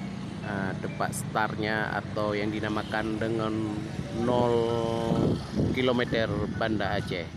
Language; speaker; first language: Indonesian; non-native, local second language; Achinese